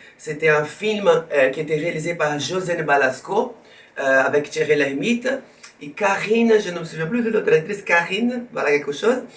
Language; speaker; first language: French; non-native, fluent; Portuguese